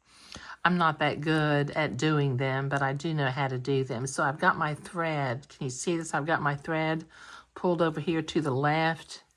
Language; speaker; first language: English; native; English